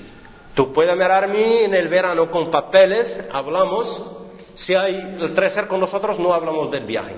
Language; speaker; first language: Spanish; non-native, fluent; Arabic